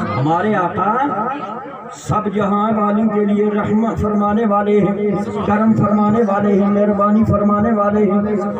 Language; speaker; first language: Urdu; non-native, local second language; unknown